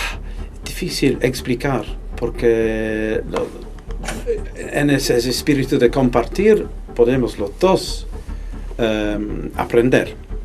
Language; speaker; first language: Spanish; non-native, fluent; English